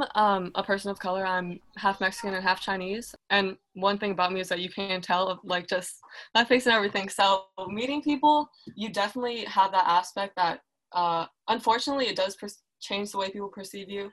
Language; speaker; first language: English; native; English